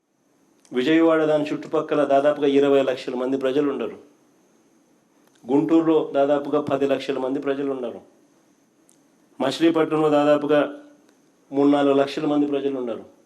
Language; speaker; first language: Telugu; native; Telugu